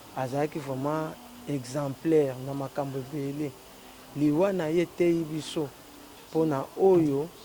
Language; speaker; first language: Lingala; non-native, local second language; Kongo